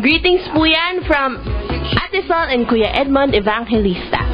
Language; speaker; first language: Filipino; native; Filipino